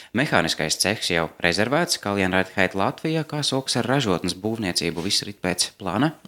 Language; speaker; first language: Latvian; native; Latvian